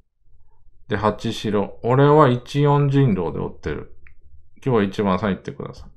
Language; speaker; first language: Japanese; native; Japanese